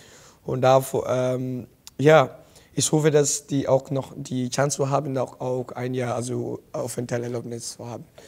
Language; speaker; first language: German; non-native, learner; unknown